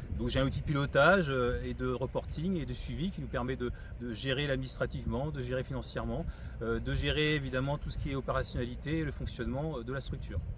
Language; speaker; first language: French; native; French